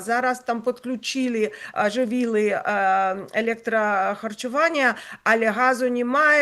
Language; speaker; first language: Ukrainian; non-native, local second language; Russian